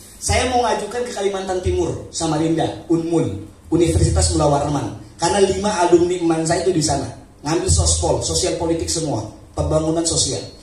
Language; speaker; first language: Indonesian; non-native, local second language; Sundanese